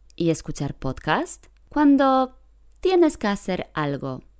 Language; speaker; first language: Spanish; non-native, fluent; Polish